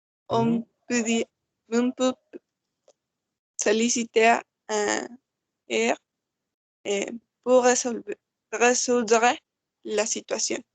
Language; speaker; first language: French; non-native, learner; Spanish